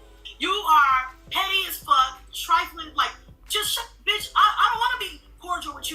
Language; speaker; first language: English; native; English